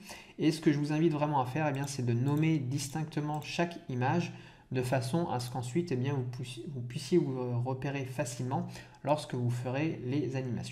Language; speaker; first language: French; native; French